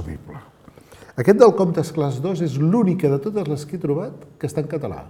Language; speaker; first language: Catalan; native; Catalan